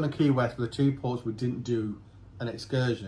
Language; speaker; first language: English; native; English